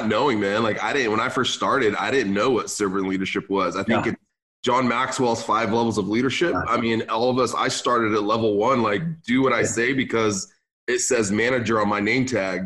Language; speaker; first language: English; early bilingual, other home language; Arabic